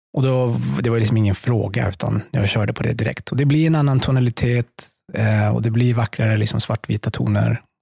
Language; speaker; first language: Swedish; early bilingual, other home language; Persian